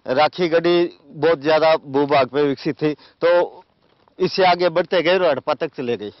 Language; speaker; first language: Hindi; native; Hindi